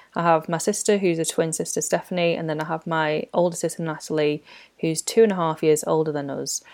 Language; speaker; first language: English; native; English